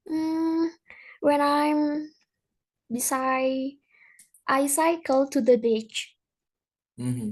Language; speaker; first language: English; non-native, learner; Indonesian